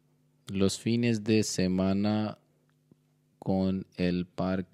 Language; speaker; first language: Spanish; non-native, learner; Hindi